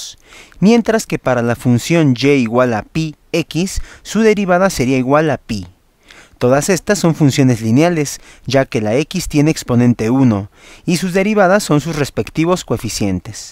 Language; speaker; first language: Spanish; native; Spanish